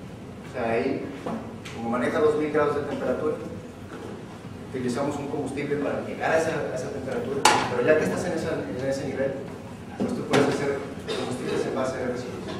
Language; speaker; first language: Spanish; native; Spanish